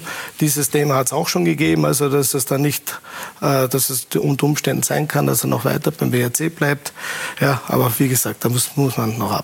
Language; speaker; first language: German; native; German